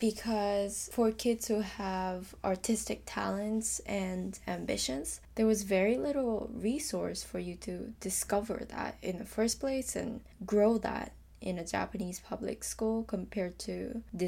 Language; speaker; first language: English; non-native, fluent; Japanese